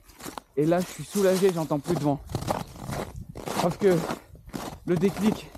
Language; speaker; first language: French; native; French